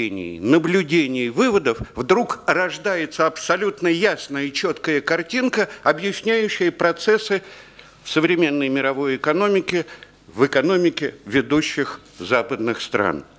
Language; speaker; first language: Russian; native; Russian